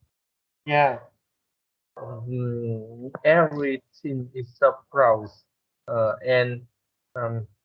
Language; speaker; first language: English; non-native, learner; Vietnamese